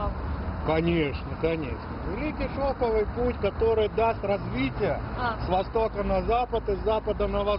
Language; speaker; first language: Russian; non-native, fluent; Chinese